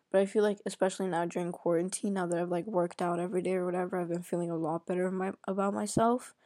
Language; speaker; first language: English; non-native, fluent; Arabic